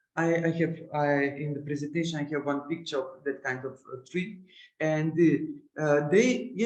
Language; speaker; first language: English; non-native, learner; Macedonian